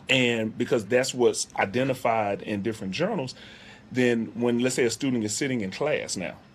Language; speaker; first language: English; native; English